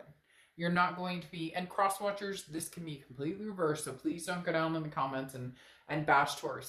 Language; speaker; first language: English; native; English